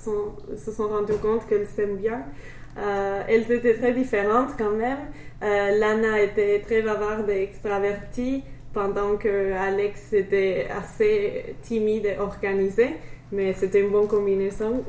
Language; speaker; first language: French; non-native, fluent; English